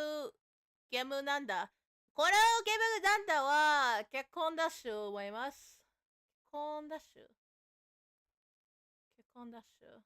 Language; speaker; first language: Japanese; non-native, learner; English